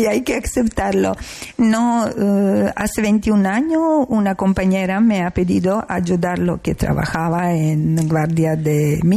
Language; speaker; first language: Spanish; non-native, learner; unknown